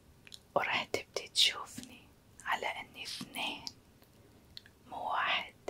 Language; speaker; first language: Arabic; native; Arabic